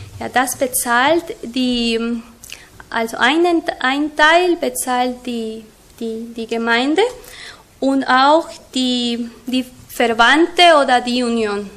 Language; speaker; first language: German; non-native, learner; Spanish